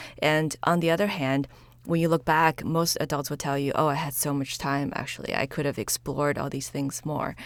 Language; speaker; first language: English; early bilingual, other home language; Chinese